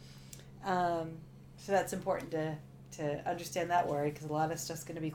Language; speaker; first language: English; native; English